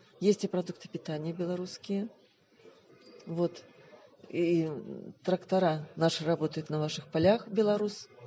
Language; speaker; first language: Russian; native; Russian